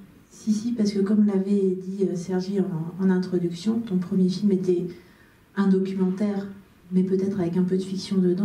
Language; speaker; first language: French; native; French